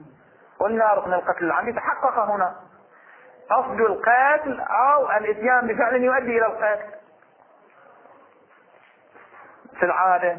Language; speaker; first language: Arabic; native; Arabic